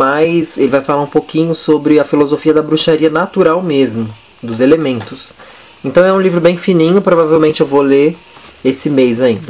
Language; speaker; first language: Portuguese; native; Portuguese